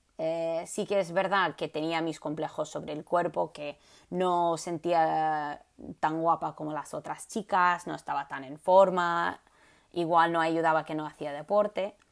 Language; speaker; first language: Spanish; non-native, fluent; English